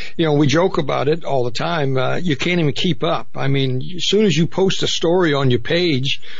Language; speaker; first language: English; native; English